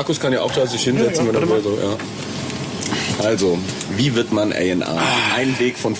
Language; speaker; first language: German; native; German